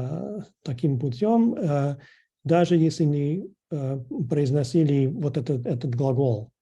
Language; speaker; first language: Russian; non-native, fluent; English